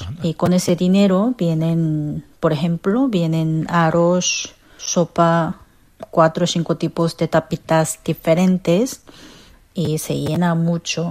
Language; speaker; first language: Spanish; non-native, fluent; Korean